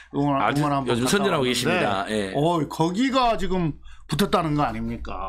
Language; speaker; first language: Korean; native; Korean